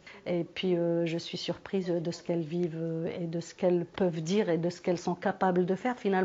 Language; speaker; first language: French; native; French